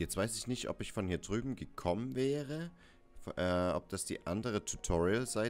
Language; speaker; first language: German; native; German